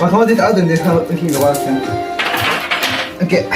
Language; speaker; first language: Dutch; early bilingual, other home language; Tibetan